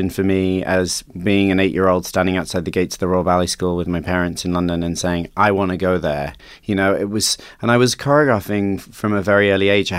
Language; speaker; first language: English; native; English